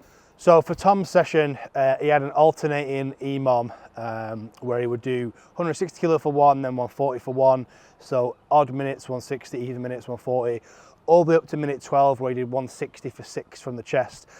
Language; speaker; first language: English; native; English